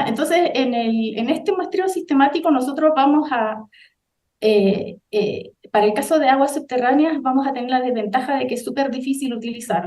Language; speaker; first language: Spanish; native; Spanish